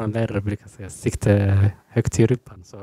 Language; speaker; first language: Swedish; non-native, learner; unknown